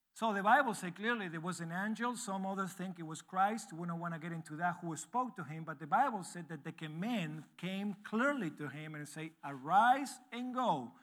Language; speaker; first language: English; non-native, fluent; Spanish